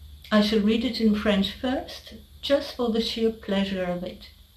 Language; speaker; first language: English; non-native, fluent; French